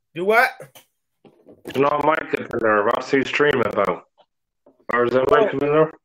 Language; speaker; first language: English; native; English